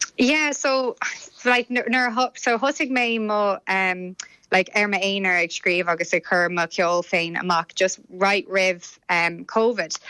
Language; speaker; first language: Irish; non-native, local second language; English